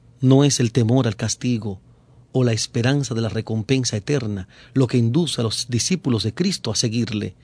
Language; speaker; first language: Spanish; native; Spanish